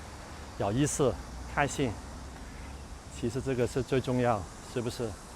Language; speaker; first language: Chinese; non-native, local second language; Cantonese